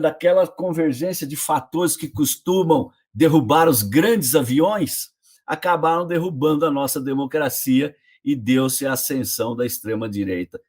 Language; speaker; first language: Portuguese; native; Portuguese